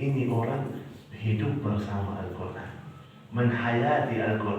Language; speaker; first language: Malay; non-native, fluent; Arabic